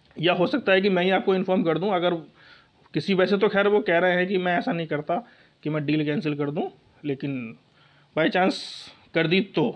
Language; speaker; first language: Hindi; native; Hindi